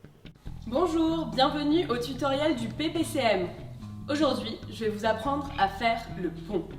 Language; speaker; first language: French; native; French